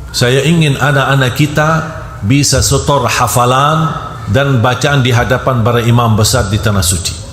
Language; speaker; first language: Malay; non-native, fluent; Arabic